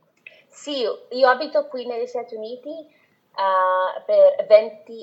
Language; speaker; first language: Italian; non-native, fluent; Spanish